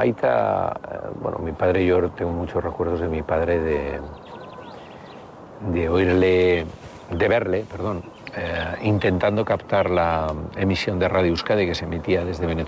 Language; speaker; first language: Spanish; native; Spanish